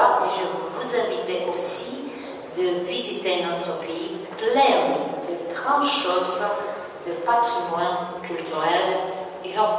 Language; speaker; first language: French; non-native, learner; Romanian